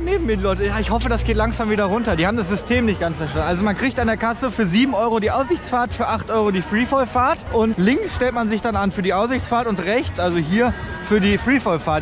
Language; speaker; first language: German; native; German